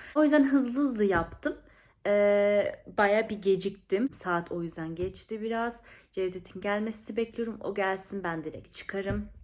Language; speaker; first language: Turkish; early bilingual, heritage; Turkish